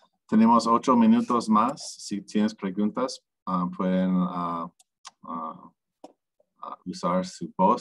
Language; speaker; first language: Spanish; non-native, learner; English